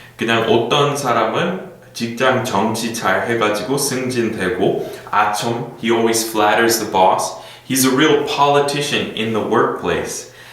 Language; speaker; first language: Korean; non-native, fluent; English